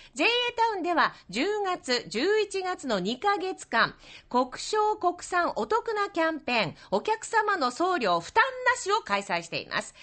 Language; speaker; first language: Japanese; native; Japanese